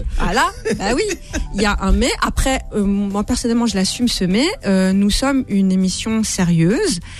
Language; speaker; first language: French; native; French